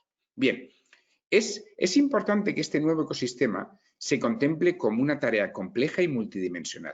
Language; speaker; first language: Spanish; native; Spanish